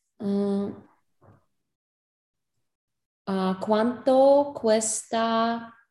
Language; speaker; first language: Spanish; non-native, learner; English